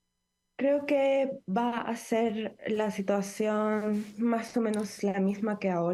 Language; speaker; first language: Spanish; non-native, fluent; Ukrainian